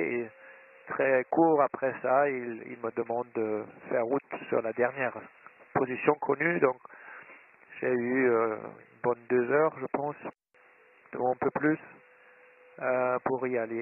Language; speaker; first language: French; non-native, fluent; German